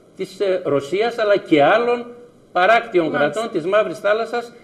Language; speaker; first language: Greek; native; Greek